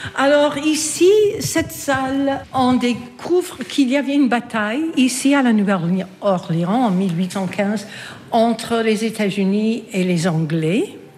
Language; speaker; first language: French; non-native, fluent; English